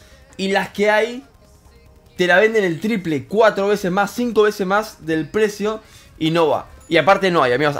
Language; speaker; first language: Spanish; native; Spanish